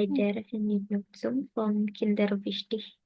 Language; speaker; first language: German; non-native, learner; Indonesian